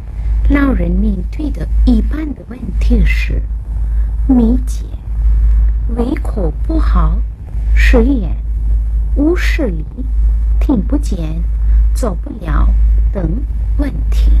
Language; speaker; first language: Chinese; non-native, fluent; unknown